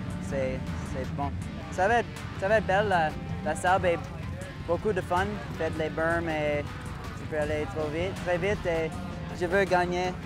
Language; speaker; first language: French; non-native, learner; English